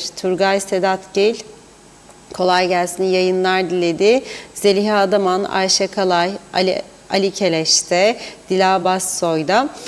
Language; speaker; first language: Turkish; native; Turkish